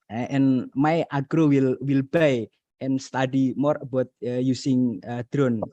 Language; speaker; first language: English; non-native, learner; Indonesian